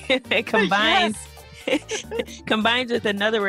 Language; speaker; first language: English; native; English